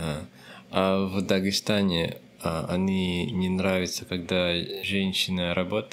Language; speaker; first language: Russian; non-native, learner; Filipino